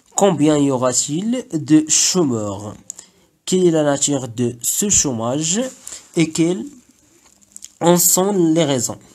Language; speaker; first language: French; non-native, local second language; Arabic